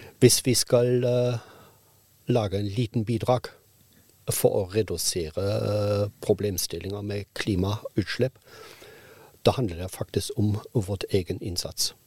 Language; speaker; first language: Norwegian; non-native, fluent; German